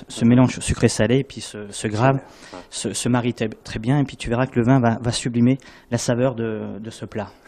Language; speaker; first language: French; native; French